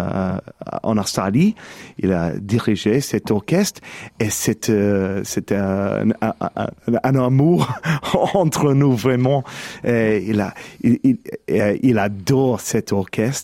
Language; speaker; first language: French; non-native, learner; English